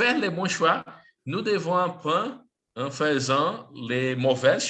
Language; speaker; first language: French; non-native, learner; Portuguese